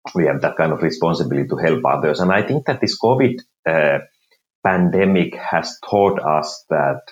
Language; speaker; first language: English; non-native, fluent; Finnish